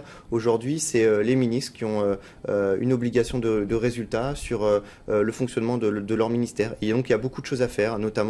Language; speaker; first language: French; native; French